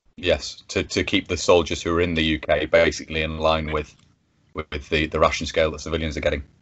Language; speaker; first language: English; native; English